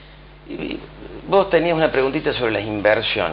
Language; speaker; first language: Spanish; native; Spanish